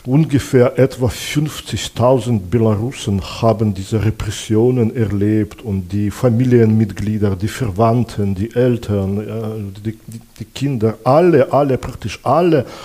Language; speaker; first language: German; non-native, fluent; Belarusian